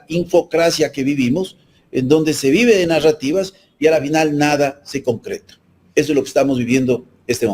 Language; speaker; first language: Spanish; native; Spanish